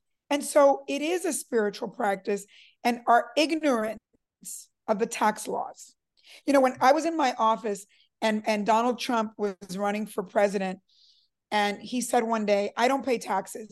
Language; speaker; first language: English; early bilingual, other home language; Spanish